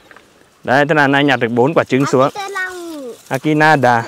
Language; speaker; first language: Vietnamese; native; Vietnamese